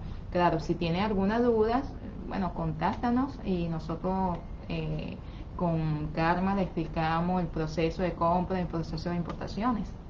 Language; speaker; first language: Spanish; non-native, fluent; Chinese